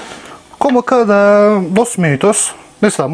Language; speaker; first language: Spanish; non-native, learner; Turkish